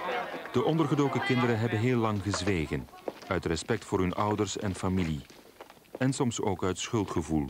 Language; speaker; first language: Dutch; native; Dutch